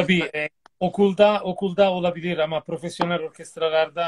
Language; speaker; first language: Turkish; non-native, fluent; Italian